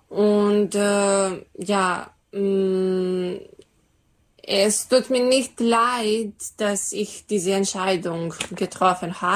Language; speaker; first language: German; non-native, learner; Serbian